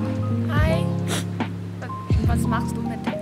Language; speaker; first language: German; non-native, learner; Vietnamese